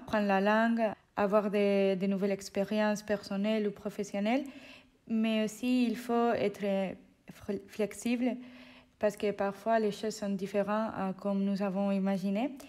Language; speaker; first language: French; non-native, fluent; Spanish